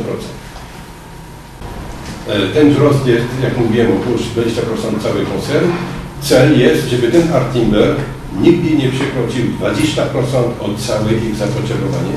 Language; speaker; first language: Polish; non-native, learner; French